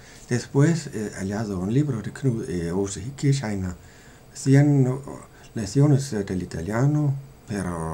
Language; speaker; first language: Spanish; non-native, fluent; Danish